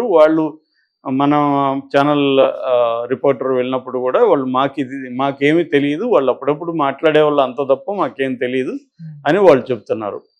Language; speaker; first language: Telugu; native; Telugu